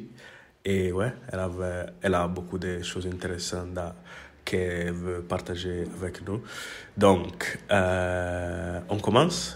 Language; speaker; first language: French; non-native, learner; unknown